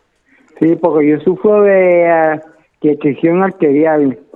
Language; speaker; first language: Spanish; native; Spanish